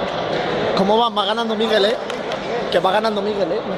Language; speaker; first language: Spanish; native; Spanish